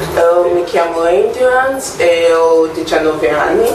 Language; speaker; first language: Italian; non-native, learner; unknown